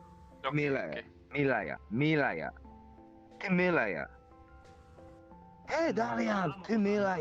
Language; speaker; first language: Japanese; native; Japanese